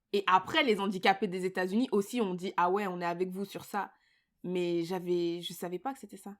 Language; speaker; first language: French; native; French